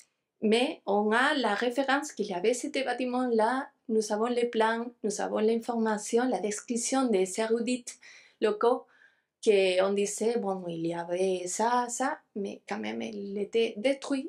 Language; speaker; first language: French; non-native, fluent; Spanish